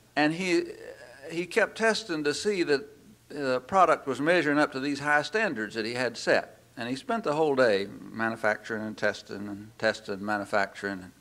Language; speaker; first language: English; native; English